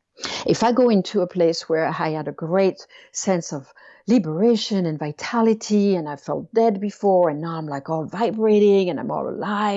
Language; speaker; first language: English; non-native, fluent; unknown